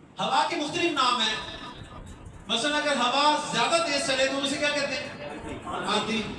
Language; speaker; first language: Urdu; non-native, local second language; Punjabi